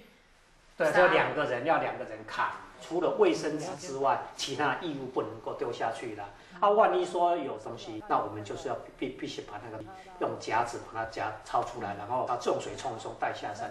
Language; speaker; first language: Chinese; native; Chinese